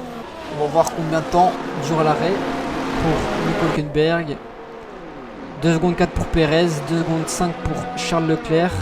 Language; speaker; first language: French; native; French